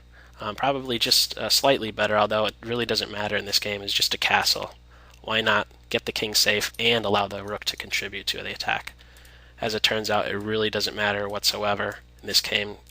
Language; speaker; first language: English; native; English